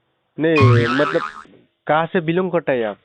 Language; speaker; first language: Hindi; non-native, local second language; Assamese